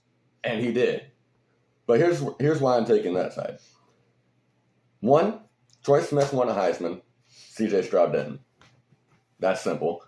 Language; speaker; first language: English; native; English